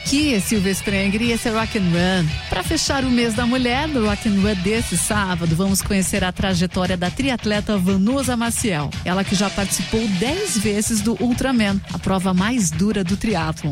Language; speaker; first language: Portuguese; native; Portuguese